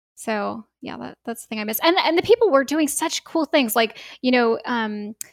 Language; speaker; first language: English; native; English